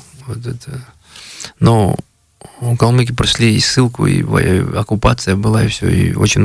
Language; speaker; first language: Russian; native; Russian